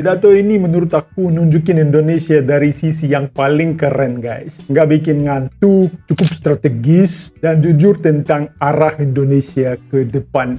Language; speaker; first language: Indonesian; non-native, fluent; Russian